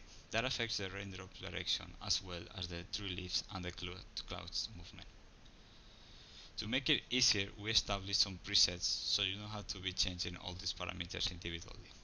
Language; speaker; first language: English; non-native, fluent; Spanish